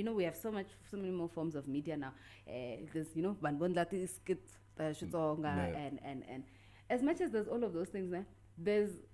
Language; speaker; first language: English; non-native, local second language; Tsonga